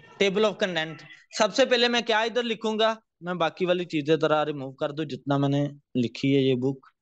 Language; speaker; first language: Urdu; native; Urdu